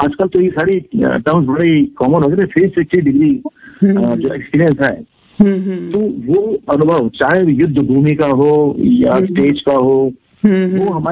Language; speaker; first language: Hindi; native; Hindi